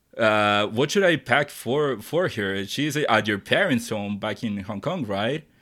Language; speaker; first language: English; non-native, fluent; Spanish